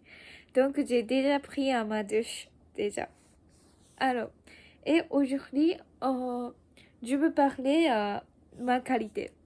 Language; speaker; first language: French; non-native, learner; Japanese